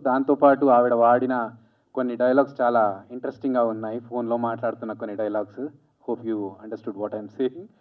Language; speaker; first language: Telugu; native; Telugu